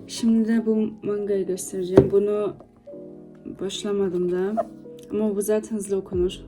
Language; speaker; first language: Turkish; early bilingual, heritage; Turkish